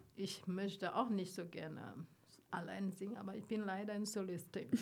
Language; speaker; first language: German; non-native, learner; Chinese